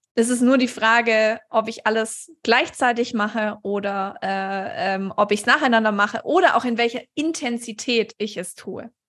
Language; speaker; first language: German; native; German